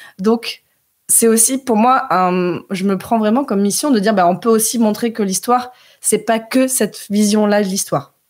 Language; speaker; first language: French; early bilingual, heritage; French